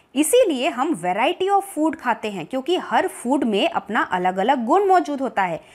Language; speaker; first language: Hindi; non-native, local second language; Bangla